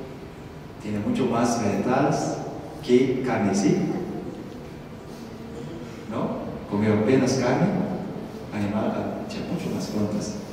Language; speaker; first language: Spanish; non-native, learner; Portuguese